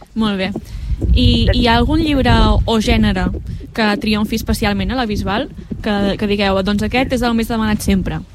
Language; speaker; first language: Catalan; native; Catalan